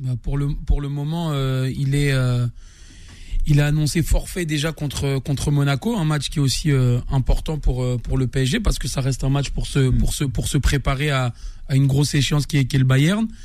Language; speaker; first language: French; native; French